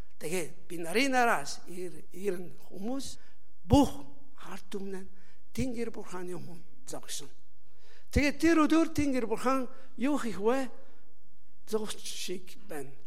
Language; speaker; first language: Mongolian; non-native, learner; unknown